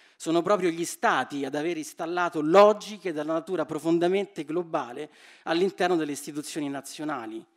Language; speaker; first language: Italian; native; Italian